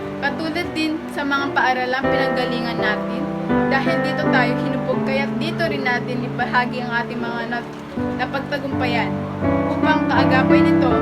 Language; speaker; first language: Filipino; native; Filipino